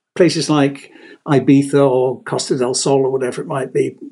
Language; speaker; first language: English; native; English